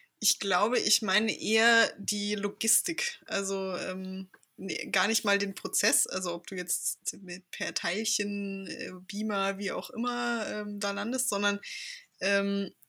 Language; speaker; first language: German; native; German